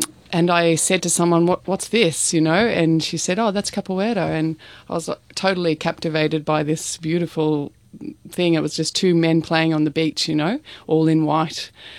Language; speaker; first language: English; native; English